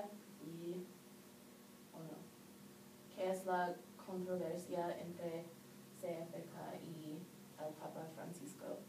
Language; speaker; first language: Spanish; non-native, learner; English